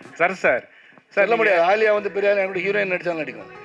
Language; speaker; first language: Tamil; native; Tamil